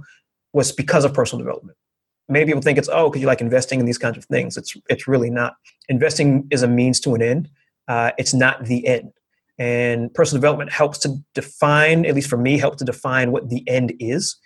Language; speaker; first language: English; native; English